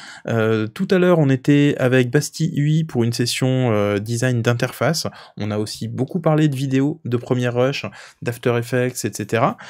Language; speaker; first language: French; native; French